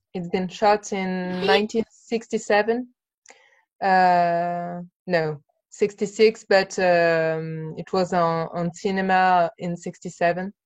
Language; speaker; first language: English; non-native, learner; French